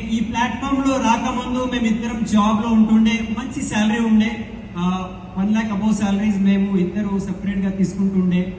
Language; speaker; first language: Telugu; non-native, local second language; Hindi